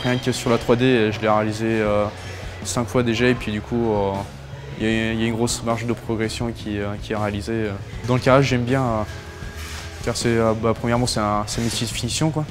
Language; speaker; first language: French; early bilingual, other home language; Romanian